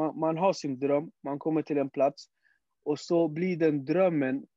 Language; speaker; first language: Swedish; early bilingual, other home language; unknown